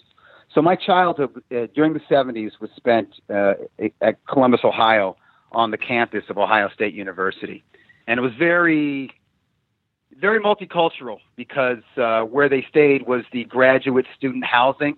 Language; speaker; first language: English; native; English